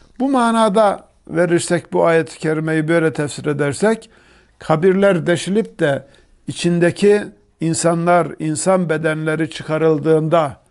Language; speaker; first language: Turkish; native; Turkish